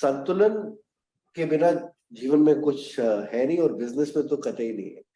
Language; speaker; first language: Hindi; native; Hindi